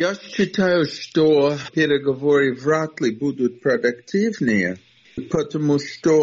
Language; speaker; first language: Russian; non-native, fluent; English